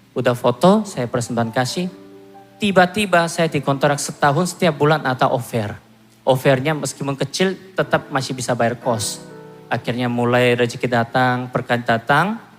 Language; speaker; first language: Indonesian; non-native, fluent; Korean